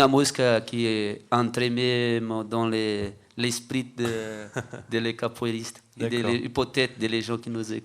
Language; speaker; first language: French; non-native, fluent; Portuguese